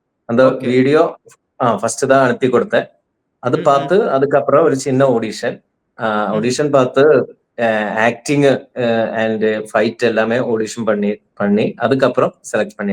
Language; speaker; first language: Tamil; non-native, learner; Malayalam